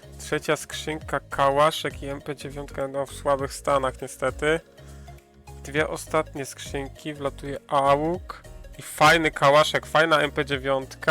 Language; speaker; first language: Polish; native; Polish